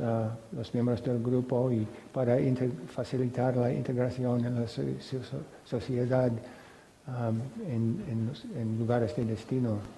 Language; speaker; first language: Spanish; non-native, fluent; English